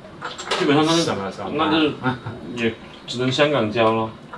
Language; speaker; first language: Chinese; native; Chinese